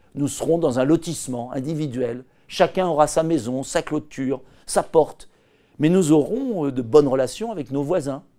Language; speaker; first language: French; native; French